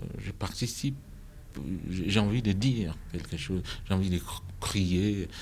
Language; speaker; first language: French; non-native, fluent; Acoli